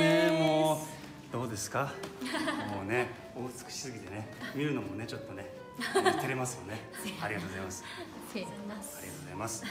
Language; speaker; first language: Japanese; native; Japanese